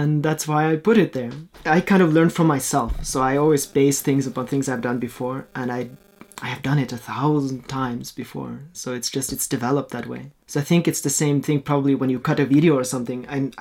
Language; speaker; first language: English; non-native, fluent; Norwegian